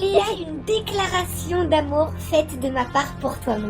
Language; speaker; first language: French; native; French